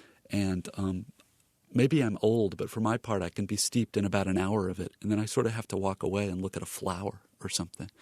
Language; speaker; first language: English; native; English